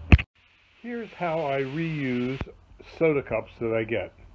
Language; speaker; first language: English; native; English